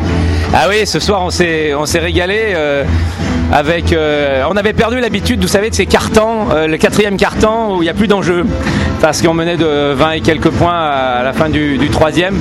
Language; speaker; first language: French; native; French